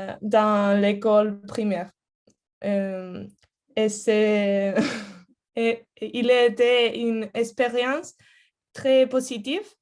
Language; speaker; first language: French; non-native, learner; Spanish